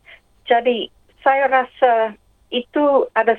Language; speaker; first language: Indonesian; non-native, fluent; English